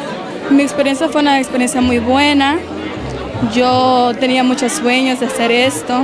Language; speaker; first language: Spanish; early bilingual, heritage; Spanish